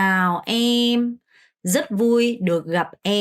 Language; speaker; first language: Vietnamese; non-native, fluent; Korean